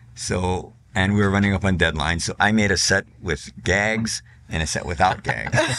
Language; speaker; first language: English; native; English